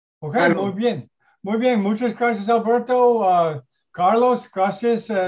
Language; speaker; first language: Spanish; non-native, fluent; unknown